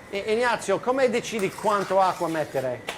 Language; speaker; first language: Italian; non-native, fluent; English